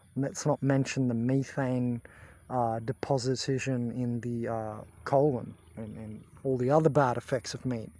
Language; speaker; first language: English; native; English